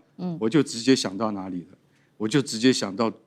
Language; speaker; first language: Chinese; native; Chinese